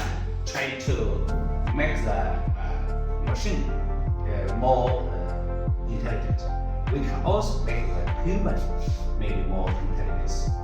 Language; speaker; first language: English; non-native, learner; Chinese